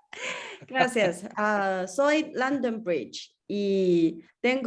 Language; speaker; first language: Spanish; non-native, learner; English